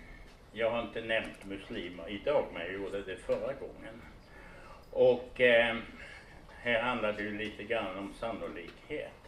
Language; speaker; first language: Swedish; native; Swedish